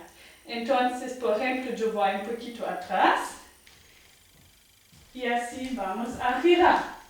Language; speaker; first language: Spanish; non-native, fluent; German